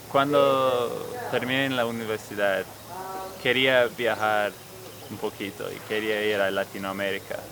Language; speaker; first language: Spanish; non-native, fluent; English